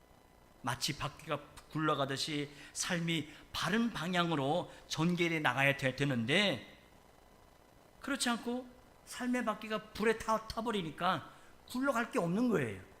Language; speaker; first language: Korean; native; Korean